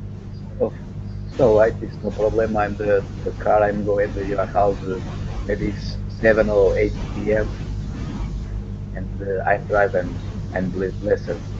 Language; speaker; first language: English; non-native, learner; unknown